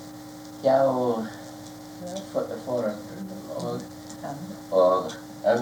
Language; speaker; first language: Icelandic; early bilingual, heritage; Icelandic